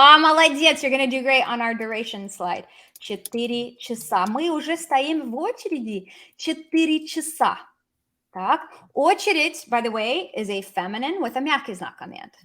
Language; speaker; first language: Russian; non-native, fluent; English